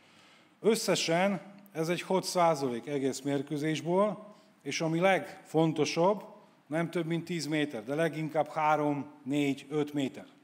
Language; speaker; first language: Hungarian; non-native, fluent; Polish